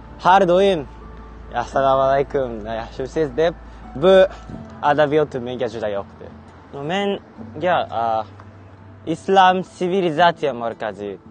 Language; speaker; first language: Uzbek; non-native, learner; Japanese